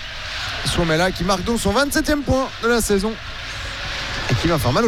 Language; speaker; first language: French; native; French